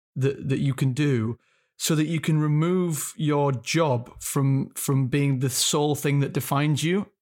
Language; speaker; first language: English; native; English